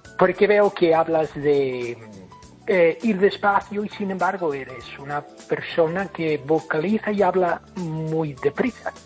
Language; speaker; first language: Spanish; non-native, fluent; English